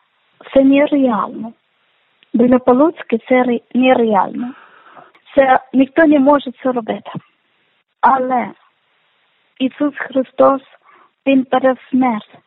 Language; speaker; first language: Ukrainian; non-native, learner; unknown